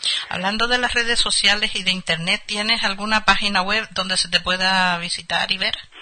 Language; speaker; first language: Spanish; native; Spanish